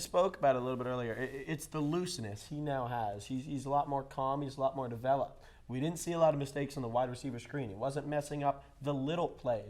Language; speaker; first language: English; native; English